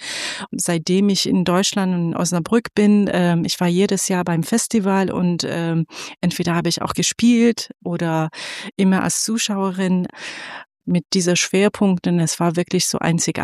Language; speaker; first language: German; non-native, fluent; Persian